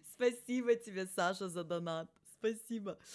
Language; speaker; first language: Russian; early bilingual, heritage; Russian